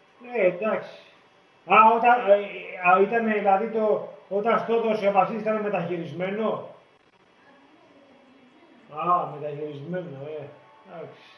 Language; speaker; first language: Greek; native; Greek